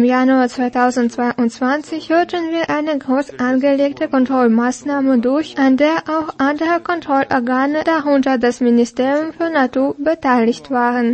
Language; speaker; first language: German; non-native, fluent; Russian